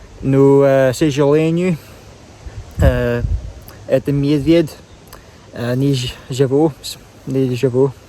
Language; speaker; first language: Russian; non-native, learner; English